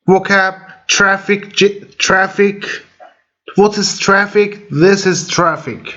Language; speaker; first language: English; non-native, fluent; Persian